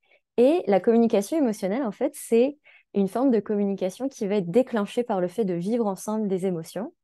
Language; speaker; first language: French; native; French